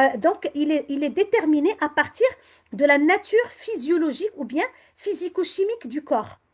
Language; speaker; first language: French; non-native, local second language; Arabic